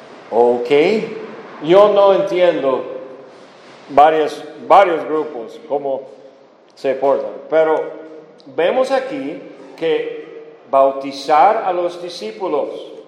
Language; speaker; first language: Spanish; non-native, fluent; English